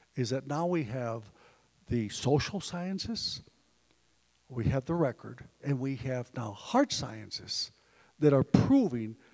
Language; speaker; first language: English; early bilingual, other home language; Spanish